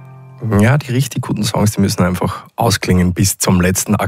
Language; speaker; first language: German; native; German